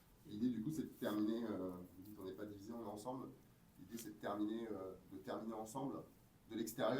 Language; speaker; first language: French; native; French